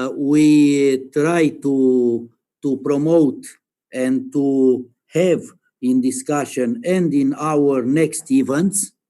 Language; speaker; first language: English; non-native, learner; Romanian